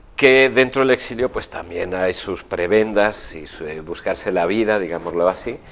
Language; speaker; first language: Spanish; native; Spanish